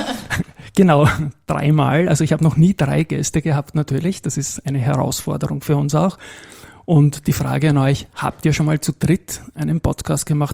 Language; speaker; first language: German; native; German